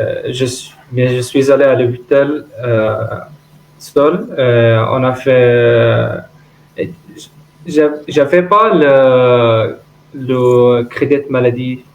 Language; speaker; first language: French; non-native, learner; Arabic